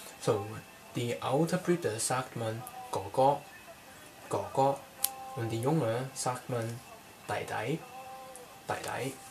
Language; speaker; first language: German; non-native, learner; Cantonese